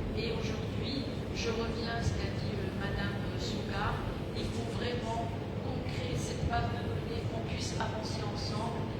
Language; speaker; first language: French; non-native, local second language; Arabic